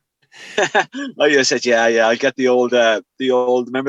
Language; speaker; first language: English; native; English